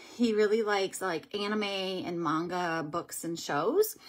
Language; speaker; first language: English; native; English